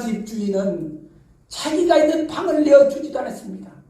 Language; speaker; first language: Korean; native; Korean